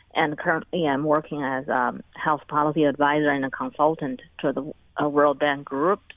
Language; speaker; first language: English; non-native, fluent; Chinese